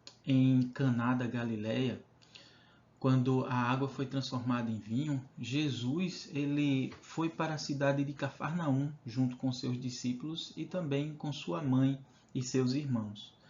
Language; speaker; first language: Portuguese; native; Portuguese